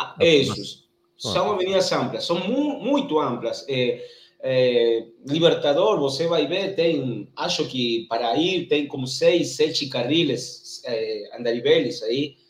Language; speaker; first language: Portuguese; non-native, learner; Spanish